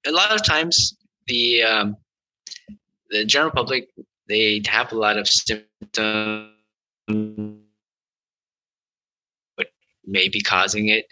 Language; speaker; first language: English; early bilingual, other home language; Vietnamese